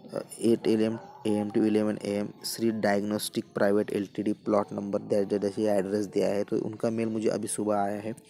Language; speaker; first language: Hindi; non-native, local second language; Marathi